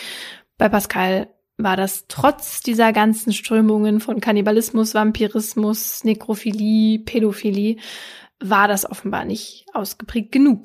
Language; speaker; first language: German; native; German